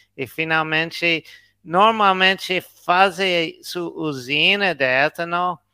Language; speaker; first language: Portuguese; non-native, learner; English